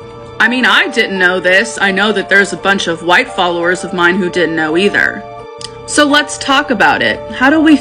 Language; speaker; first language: English; native; English